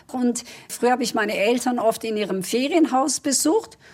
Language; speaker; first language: German; early bilingual, other home language; Kurdish